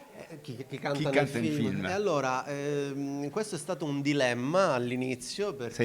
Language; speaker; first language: Italian; native; Italian